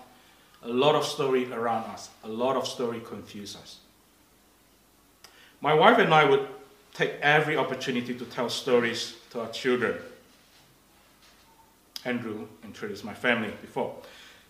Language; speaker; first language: English; non-native, fluent; Indonesian